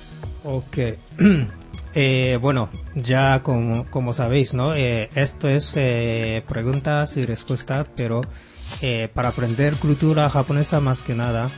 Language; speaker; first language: Spanish; non-native, fluent; Japanese